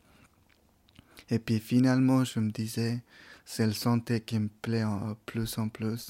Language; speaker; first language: French; non-native, fluent; Persian